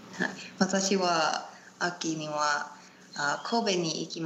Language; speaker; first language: Japanese; non-native, learner; Spanish